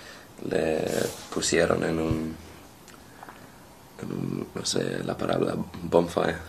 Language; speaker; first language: Spanish; non-native, fluent; English